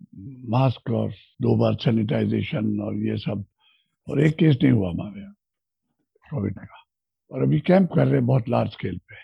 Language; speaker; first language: Hindi; native; Hindi